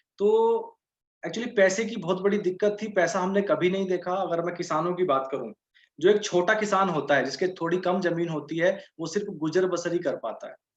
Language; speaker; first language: Hindi; native; Hindi